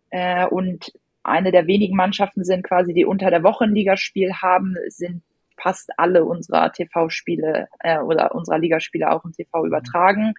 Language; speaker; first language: German; native; German